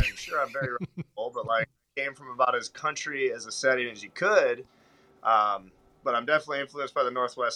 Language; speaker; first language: English; native; English